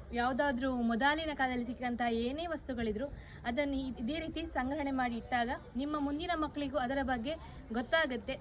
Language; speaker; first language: Kannada; non-native, local second language; Tulu